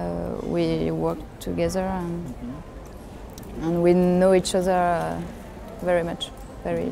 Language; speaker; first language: English; non-native, learner; French